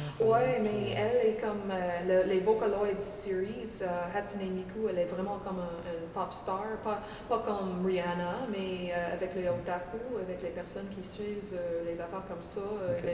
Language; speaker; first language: French; non-native, local second language; English